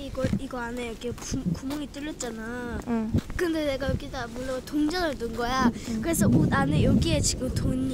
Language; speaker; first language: Korean; early bilingual, other home language; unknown